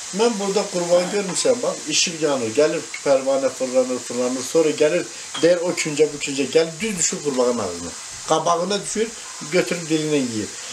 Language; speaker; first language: Azerbaijani; non-native, local second language; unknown